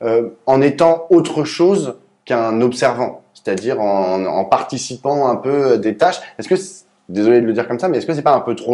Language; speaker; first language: French; native; French